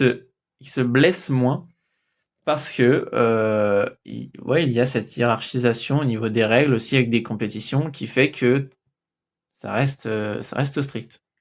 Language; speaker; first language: French; native; French